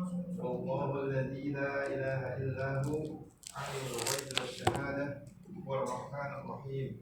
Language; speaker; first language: Arabic; non-native, learner; Indonesian